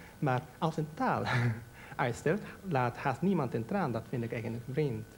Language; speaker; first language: Dutch; non-native, fluent; Japanese